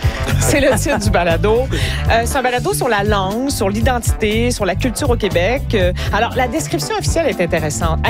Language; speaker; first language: French; native; French